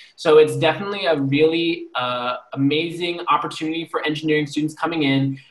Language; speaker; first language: English; native; English